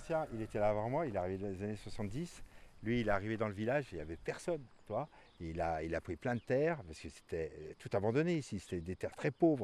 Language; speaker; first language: French; native; French